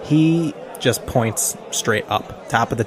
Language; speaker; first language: English; native; English